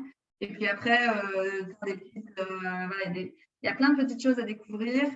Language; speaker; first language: French; native; French